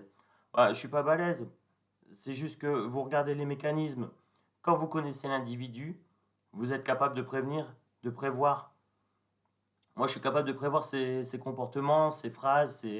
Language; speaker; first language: French; native; French